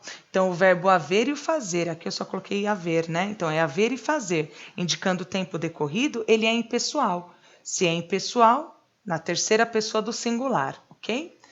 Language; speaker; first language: Portuguese; native; Portuguese